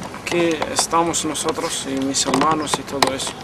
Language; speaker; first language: Spanish; non-native, learner; Arabic